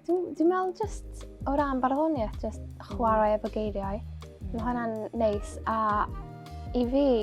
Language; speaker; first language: Welsh; non-native, local second language; English